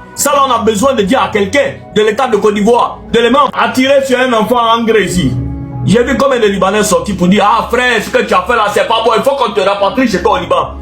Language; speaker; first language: French; non-native, local second language; Arabic